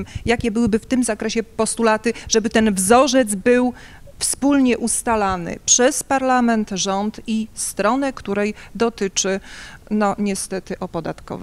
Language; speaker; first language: Polish; native; Polish